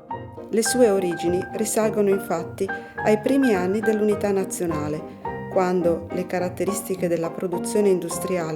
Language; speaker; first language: Italian; native; Italian